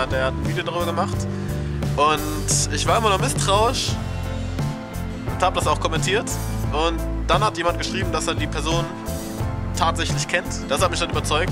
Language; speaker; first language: German; native; German